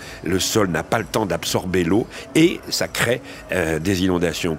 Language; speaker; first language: French; native; French